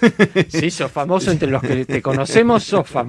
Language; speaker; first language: Spanish; native; Spanish